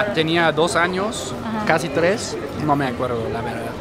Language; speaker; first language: Spanish; non-native, fluent; German